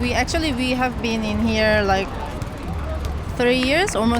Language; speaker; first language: English; non-native, learner; Korean